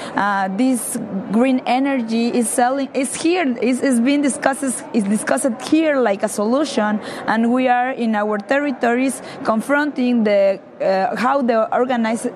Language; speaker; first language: English; non-native, learner; Spanish